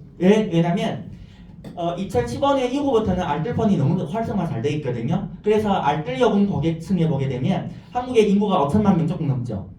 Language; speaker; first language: Korean; non-native, fluent; Chinese